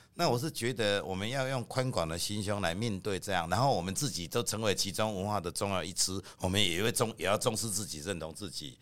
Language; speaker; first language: Chinese; native; Chinese